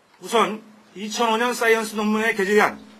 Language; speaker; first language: Korean; native; Korean